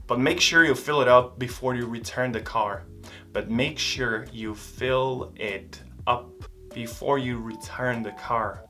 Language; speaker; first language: English; non-native, fluent; Portuguese